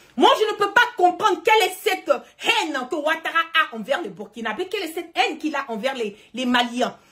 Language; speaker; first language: French; early bilingual, heritage; French